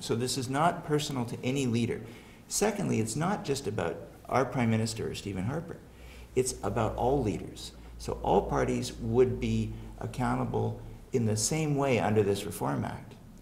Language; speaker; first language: English; native; English